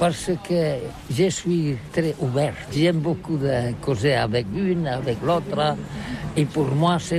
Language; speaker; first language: French; non-native, learner; Catalan